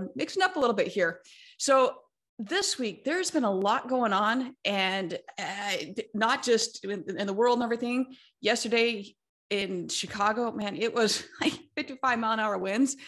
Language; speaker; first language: English; native; English